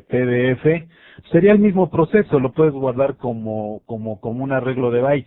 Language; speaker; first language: Spanish; native; Spanish